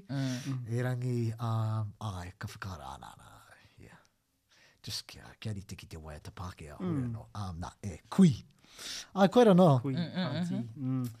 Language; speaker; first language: Māori; non-native, local second language; English